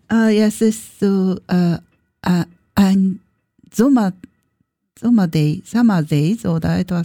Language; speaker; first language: German; non-native, learner; Japanese